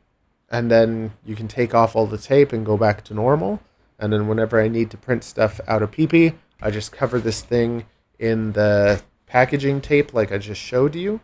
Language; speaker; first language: English; native; English